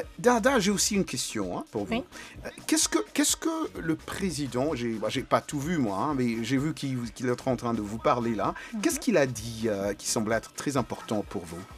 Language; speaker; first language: French; non-native, local second language; Bambara